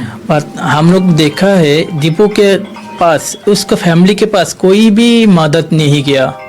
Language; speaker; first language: Hindi; non-native, learner; Bangla